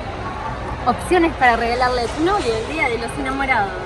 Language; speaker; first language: Spanish; native; Spanish